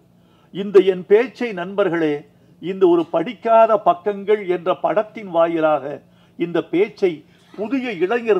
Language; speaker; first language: Tamil; native; Tamil